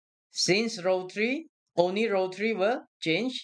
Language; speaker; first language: English; non-native, local second language; Malay